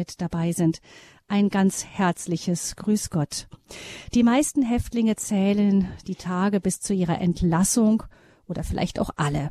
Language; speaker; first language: German; native; German